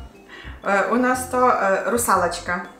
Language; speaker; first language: Polish; non-native, fluent; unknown